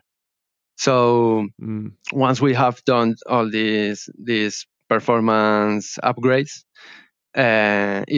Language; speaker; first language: English; non-native, learner; Spanish